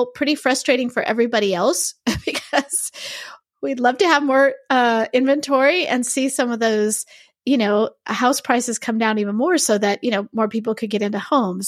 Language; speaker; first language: English; native; English